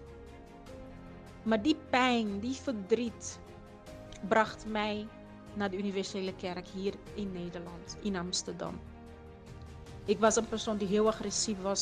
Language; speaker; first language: Dutch; early bilingual, other home language; Portuguese